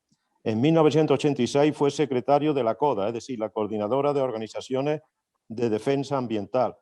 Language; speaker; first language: Spanish; native; Spanish